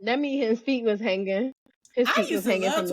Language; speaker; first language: English; native; English